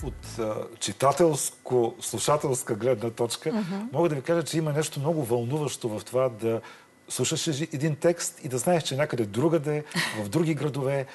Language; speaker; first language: Bulgarian; native; Bulgarian